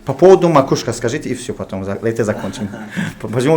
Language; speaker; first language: Russian; non-native, learner; Tajik